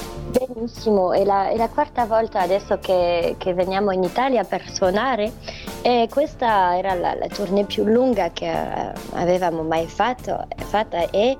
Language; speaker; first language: Italian; non-native, fluent; French